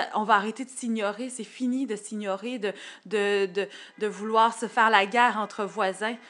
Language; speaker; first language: French; native; French